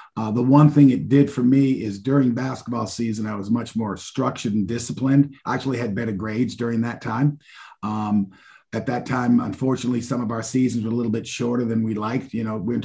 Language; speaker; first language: English; native; English